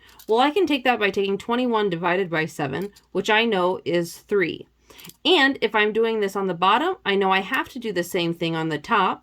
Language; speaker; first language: English; native; English